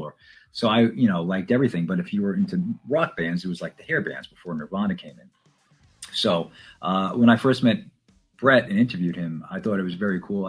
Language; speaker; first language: English; native; English